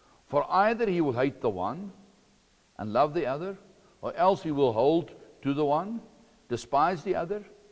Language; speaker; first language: English; non-native, local second language; Afrikaans